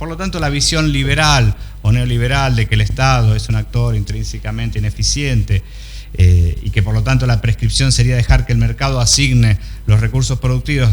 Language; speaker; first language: Spanish; native; Spanish